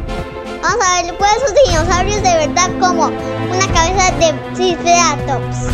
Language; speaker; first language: Spanish; early bilingual, heritage; Spanish